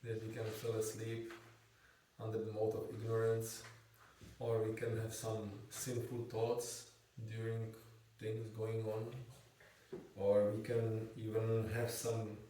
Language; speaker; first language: English; non-native, fluent; Czech